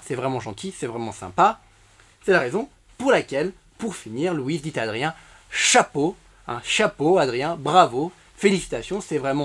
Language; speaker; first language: French; native; French